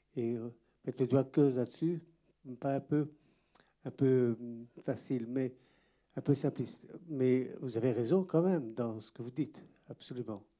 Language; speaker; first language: French; native; French